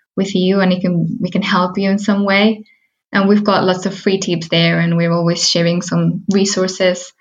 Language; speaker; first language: English; early bilingual, heritage; Spanish